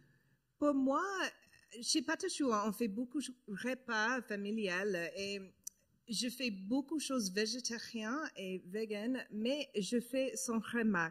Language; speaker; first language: French; non-native, learner; English